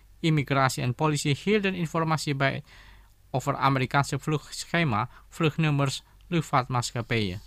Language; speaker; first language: Dutch; non-native, fluent; Indonesian